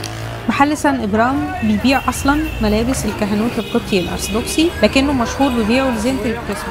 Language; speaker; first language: Arabic; native; Arabic